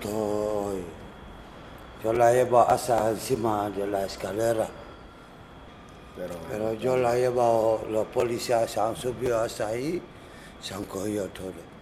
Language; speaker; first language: Spanish; non-native, learner; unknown